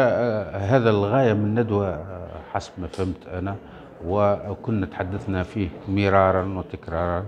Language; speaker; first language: Arabic; native; Arabic